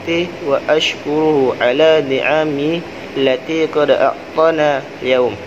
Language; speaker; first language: Arabic; non-native, learner; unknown